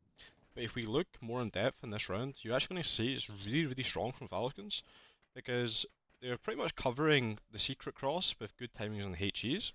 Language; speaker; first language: English; native; English